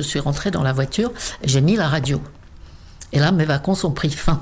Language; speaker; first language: French; non-native, fluent; Czech